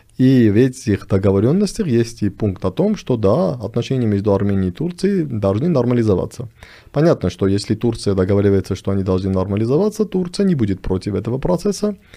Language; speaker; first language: Russian; non-native, local second language; Armenian